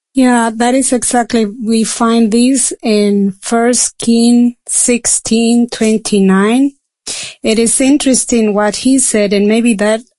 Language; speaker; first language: English; non-native, fluent; Spanish